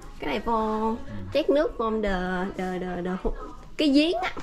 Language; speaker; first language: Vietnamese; non-native, learner; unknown